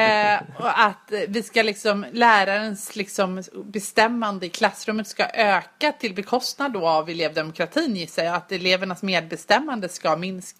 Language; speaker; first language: Swedish; native; Swedish